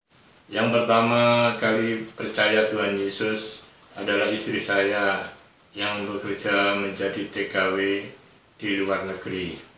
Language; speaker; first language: Indonesian; non-native, local second language; Javanese